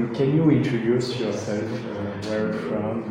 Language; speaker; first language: English; non-native, learner; French